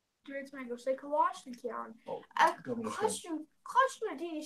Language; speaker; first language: Irish; non-native, learner; English